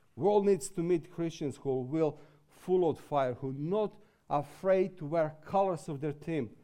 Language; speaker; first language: English; non-native, fluent; Serbian